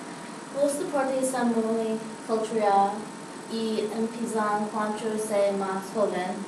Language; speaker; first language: Spanish; non-native, learner; English